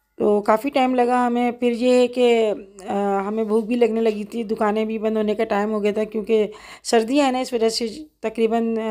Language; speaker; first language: Urdu; native; Urdu